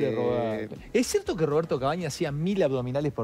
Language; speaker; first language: Spanish; native; Spanish